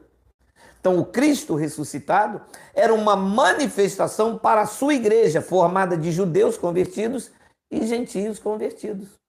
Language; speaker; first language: Portuguese; native; Portuguese